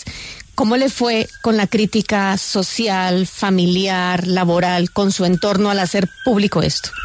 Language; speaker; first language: Spanish; native; Spanish